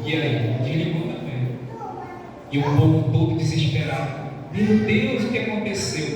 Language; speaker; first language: Portuguese; native; Portuguese